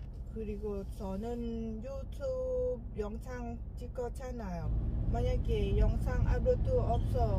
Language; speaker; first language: Korean; non-native, learner; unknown